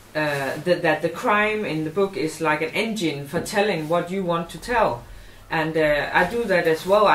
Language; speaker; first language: English; non-native, fluent; Danish